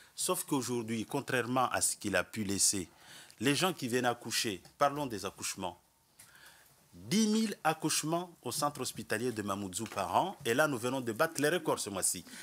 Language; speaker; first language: French; non-native, local second language; Comorian